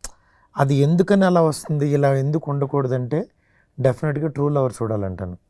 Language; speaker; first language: Telugu; native; Telugu